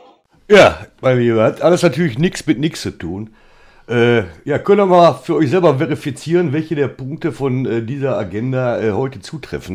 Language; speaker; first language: German; native; German